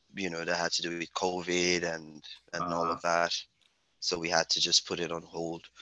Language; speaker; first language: English; non-native, local second language; Yoruba